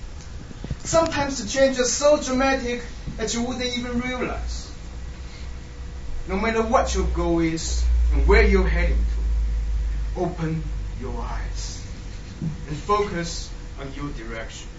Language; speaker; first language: English; non-native, fluent; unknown